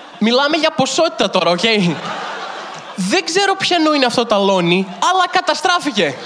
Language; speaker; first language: Greek; native; Greek